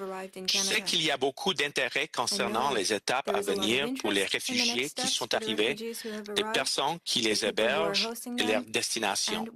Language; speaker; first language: French; non-native, local second language; English